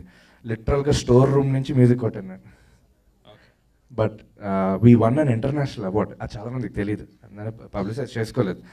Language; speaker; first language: Telugu; native; Telugu